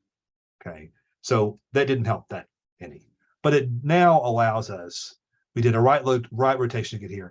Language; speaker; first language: English; native; English